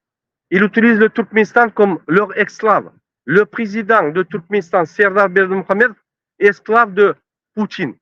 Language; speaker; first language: French; non-native, learner; Turkmen